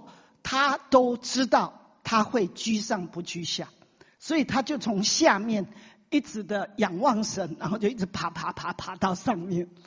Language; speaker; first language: Chinese; native; Chinese